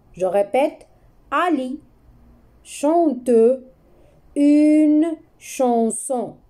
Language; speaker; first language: French; non-native, local second language; Arabic